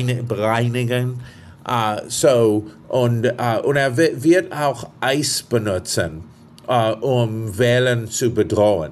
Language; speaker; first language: German; non-native, fluent; English